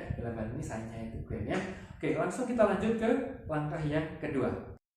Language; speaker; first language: Indonesian; native; Indonesian